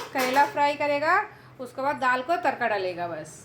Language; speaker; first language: Hindi; non-native, local second language; Bangla